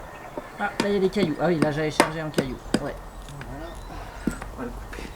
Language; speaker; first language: French; native; French